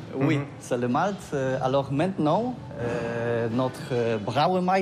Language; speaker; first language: French; non-native, learner; Polish